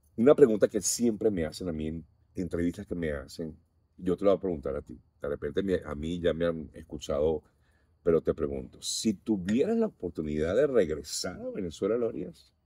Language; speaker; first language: Spanish; native; Spanish